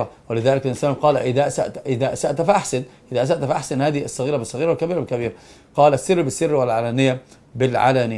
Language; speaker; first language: Arabic; native; Arabic